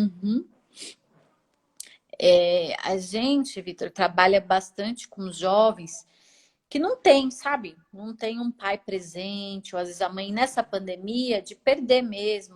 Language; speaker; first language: Portuguese; native; Portuguese